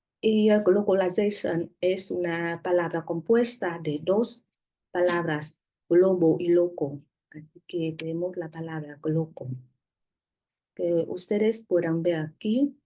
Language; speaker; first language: Spanish; non-native, fluent; Vietnamese